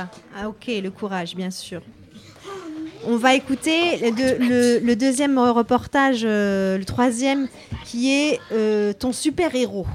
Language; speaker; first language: French; native; French